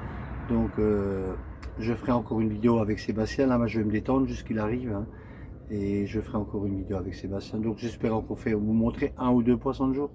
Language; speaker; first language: French; native; French